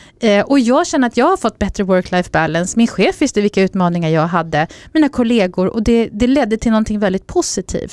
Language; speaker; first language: Swedish; native; Swedish